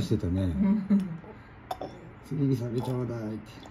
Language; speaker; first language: Japanese; native; Japanese